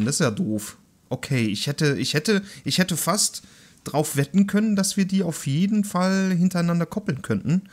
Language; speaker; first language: German; native; German